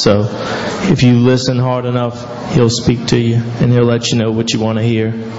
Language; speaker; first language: English; native; English